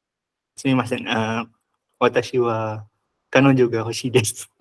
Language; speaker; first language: Japanese; non-native, learner; Indonesian